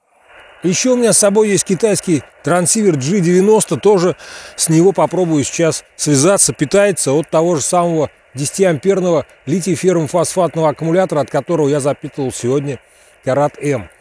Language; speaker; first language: Russian; native; Russian